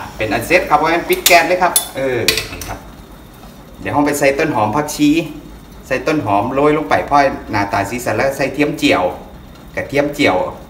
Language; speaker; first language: Thai; native; Thai